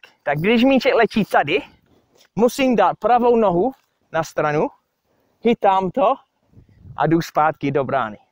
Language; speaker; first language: Czech; non-native, fluent; English